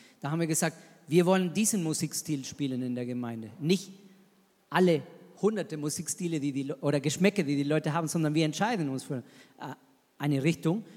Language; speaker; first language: German; non-native, fluent; Spanish